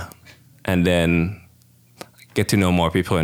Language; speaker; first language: English; non-native, fluent; Thai